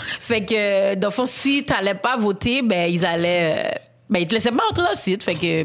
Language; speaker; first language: French; early bilingual, other home language; Haitian Creole